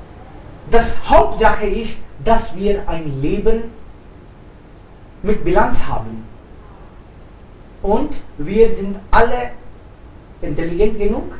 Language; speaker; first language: German; non-native, fluent; Hindi